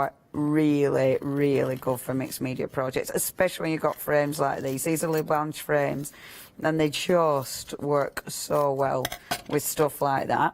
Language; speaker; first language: English; native; English